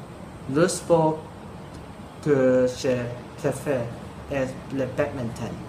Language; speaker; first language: French; non-native, learner; Cantonese